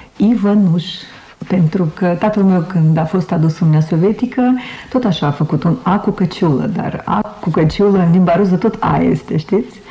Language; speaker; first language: Romanian; early bilingual, other home language; Russian